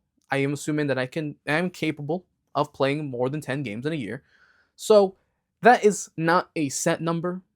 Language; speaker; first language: English; native; English